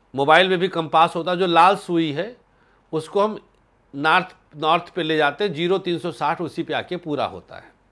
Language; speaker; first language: Hindi; native; Hindi